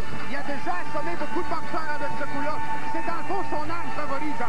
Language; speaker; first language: French; native; French